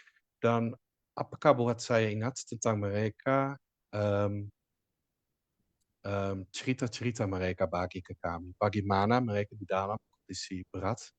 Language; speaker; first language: Indonesian; non-native, fluent; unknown